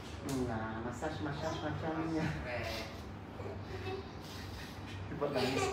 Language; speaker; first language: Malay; non-native, local second language; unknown